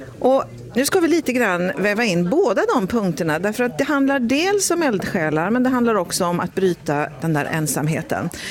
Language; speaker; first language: Swedish; native; Swedish